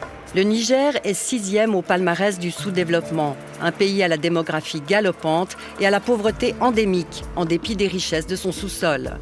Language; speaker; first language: French; native; French